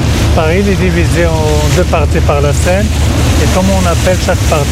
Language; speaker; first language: French; non-native, local second language; Arabic